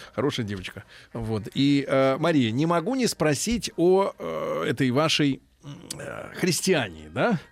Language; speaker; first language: Russian; native; Russian